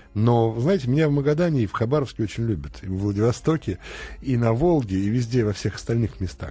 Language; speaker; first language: Russian; native; Russian